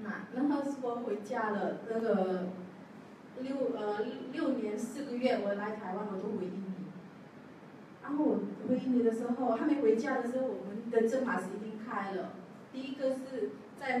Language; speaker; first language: Chinese; non-native, learner; Javanese